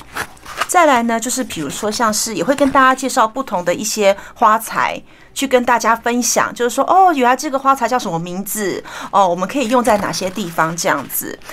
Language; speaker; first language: Chinese; native; Chinese